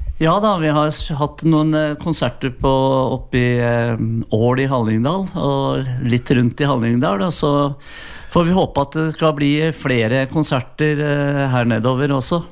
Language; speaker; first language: Norwegian; native; Norwegian